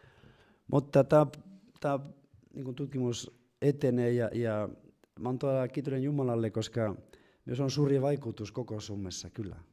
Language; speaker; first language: Finnish; non-native, fluent; Spanish